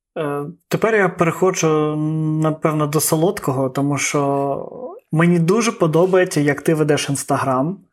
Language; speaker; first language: Ukrainian; non-native, local second language; Russian